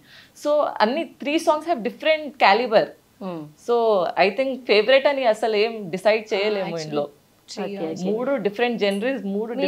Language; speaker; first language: Telugu; non-native, local second language; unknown